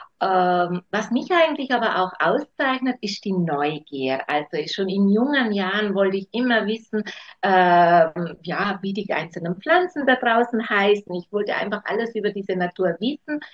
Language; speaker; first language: German; native; German